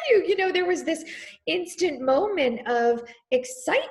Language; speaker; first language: English; native; English